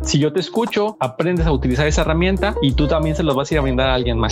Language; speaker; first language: Spanish; native; Spanish